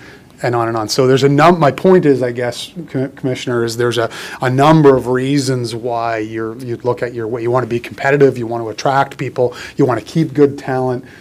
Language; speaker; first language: English; native; English